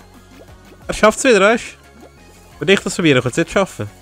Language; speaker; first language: German; native; German